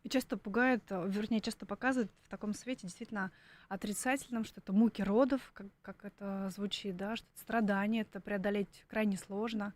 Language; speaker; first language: Russian; native; Russian